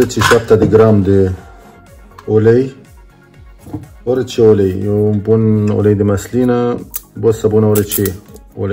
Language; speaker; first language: Romanian; non-native, learner; Arabic